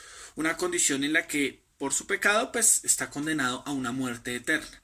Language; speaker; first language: Spanish; native; Spanish